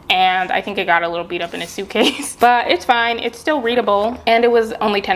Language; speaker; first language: English; native; English